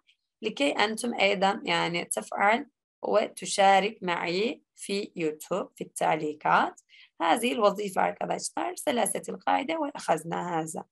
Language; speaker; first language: Arabic; non-native, learner; Turkish